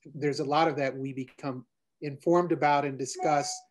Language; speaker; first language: English; native; English